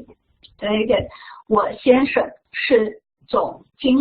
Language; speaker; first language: Chinese; non-native, fluent; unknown